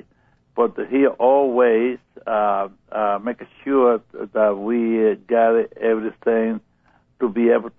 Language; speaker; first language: English; non-native, learner; Spanish